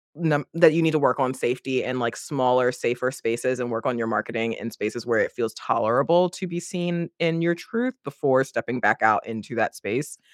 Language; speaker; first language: English; native; English